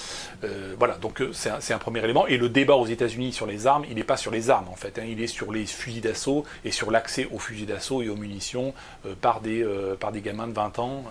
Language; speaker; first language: French; native; French